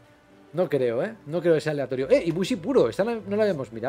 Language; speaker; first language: Spanish; native; Spanish